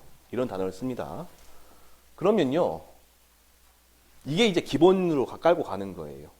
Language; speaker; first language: Korean; native; Korean